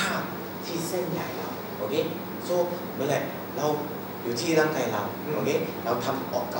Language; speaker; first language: Thai; non-native, learner; Chinese